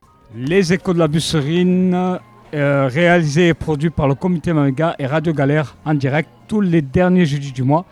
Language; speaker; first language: French; native; French